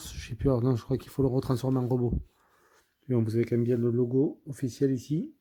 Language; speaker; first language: French; native; French